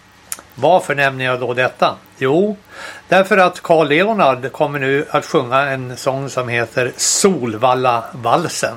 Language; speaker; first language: Swedish; native; Swedish